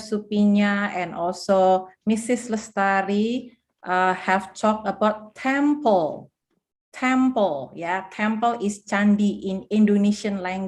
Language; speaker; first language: English; non-native, fluent; Indonesian